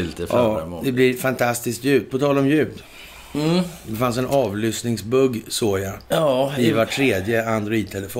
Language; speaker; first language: Swedish; native; Swedish